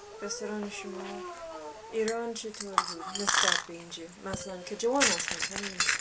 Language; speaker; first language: Persian; non-native, fluent; English